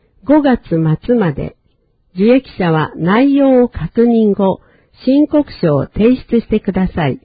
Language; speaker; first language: Japanese; native; Japanese